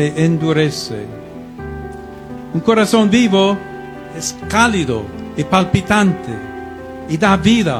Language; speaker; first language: Spanish; non-native, fluent; English